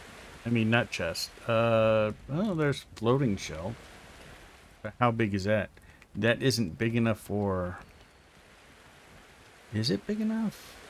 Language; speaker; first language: English; native; English